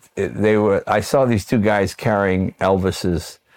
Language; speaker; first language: English; native; English